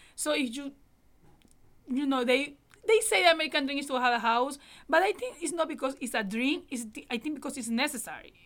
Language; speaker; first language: English; non-native, learner; Spanish